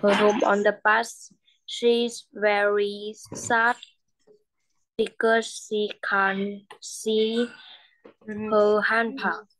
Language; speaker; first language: English; non-native, learner; Vietnamese